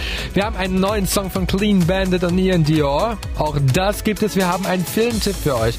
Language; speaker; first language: German; native; German